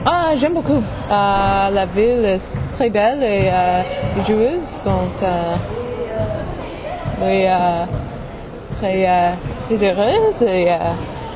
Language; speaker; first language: French; non-native, learner; English